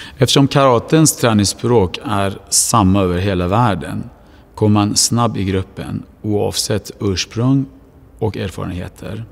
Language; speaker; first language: Swedish; non-native, fluent; Persian